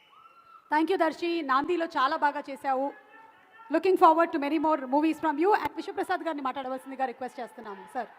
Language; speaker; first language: Telugu; native; Telugu